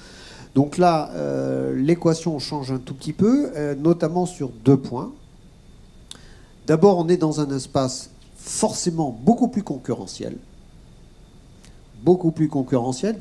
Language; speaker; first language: French; native; French